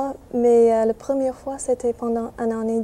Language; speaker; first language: French; non-native, fluent; English